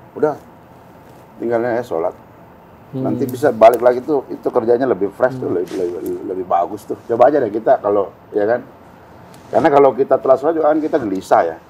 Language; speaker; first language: Indonesian; native; Indonesian